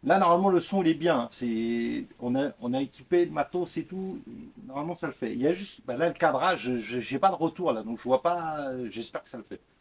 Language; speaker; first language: French; native; French